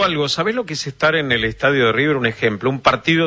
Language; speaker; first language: Spanish; native; Spanish